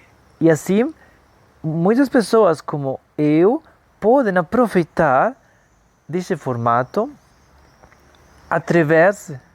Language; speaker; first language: Portuguese; non-native, fluent; Spanish